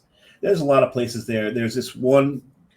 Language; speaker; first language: English; native; English